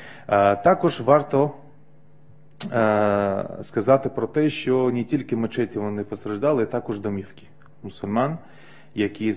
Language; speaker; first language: Ukrainian; non-native, fluent; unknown